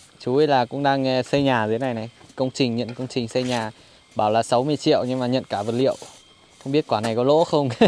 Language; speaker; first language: Vietnamese; non-native, local second language; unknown